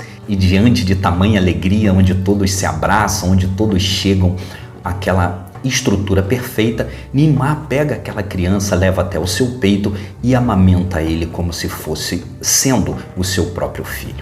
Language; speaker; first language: Portuguese; native; Portuguese